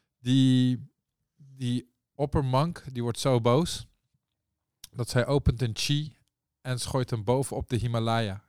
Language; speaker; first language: Dutch; early bilingual, other home language; Persian